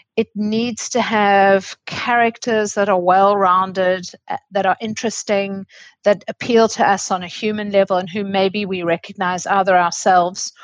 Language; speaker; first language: English; native; English